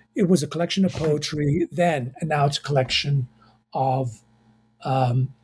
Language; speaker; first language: English; native; English